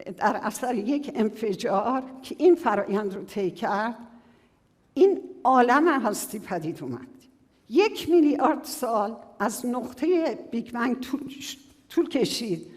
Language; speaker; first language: Persian; native; Persian